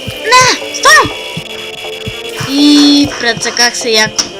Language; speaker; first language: Bulgarian; native; Bulgarian